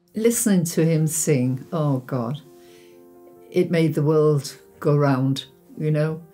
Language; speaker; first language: English; native; English